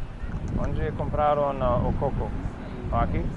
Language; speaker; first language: Portuguese; non-native, learner; English